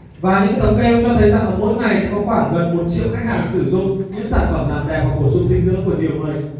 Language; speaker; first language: Vietnamese; native; Vietnamese